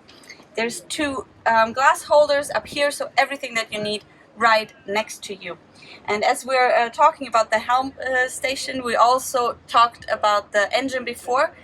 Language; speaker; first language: English; non-native, fluent; German